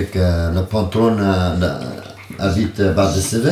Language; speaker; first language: French; non-native, learner; Kurdish